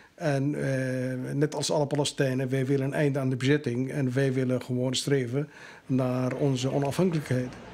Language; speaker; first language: Dutch; non-native, fluent; Arabic